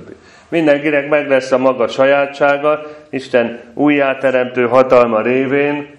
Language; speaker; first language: Hungarian; native; Hungarian